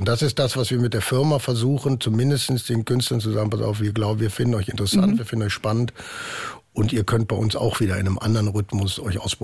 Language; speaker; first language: German; native; German